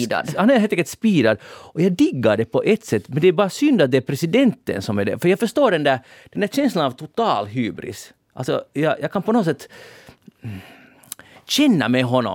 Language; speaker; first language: Swedish; native; Swedish